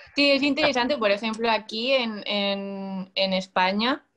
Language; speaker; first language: Spanish; native; Spanish